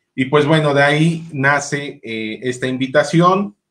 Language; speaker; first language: Spanish; native; Spanish